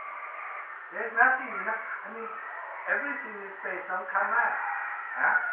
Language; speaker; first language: English; non-native, fluent; German